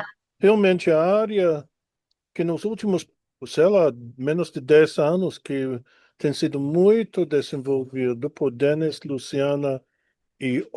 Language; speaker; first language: Portuguese; non-native, fluent; English